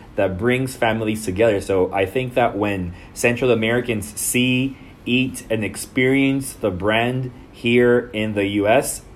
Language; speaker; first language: English; non-native, fluent; Spanish